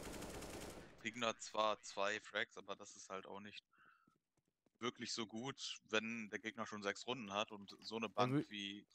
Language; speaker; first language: German; native; German